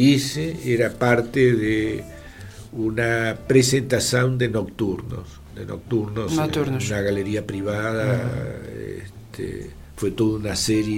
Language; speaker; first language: Portuguese; non-native, fluent; Spanish